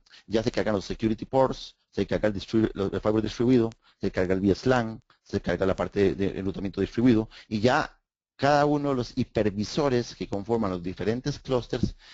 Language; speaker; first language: Spanish; native; Spanish